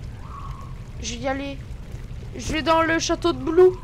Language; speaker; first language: French; native; French